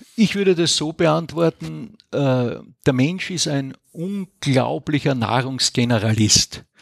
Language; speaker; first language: German; native; German